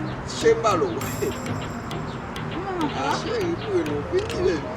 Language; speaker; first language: Portuguese; non-native, learner; Haitian Creole